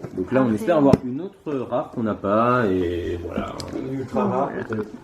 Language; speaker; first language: French; native; French